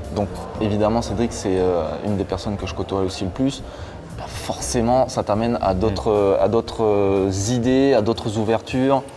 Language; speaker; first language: French; native; French